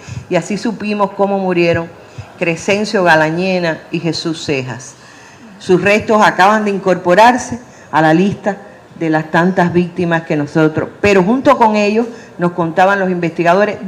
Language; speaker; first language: Spanish; native; Spanish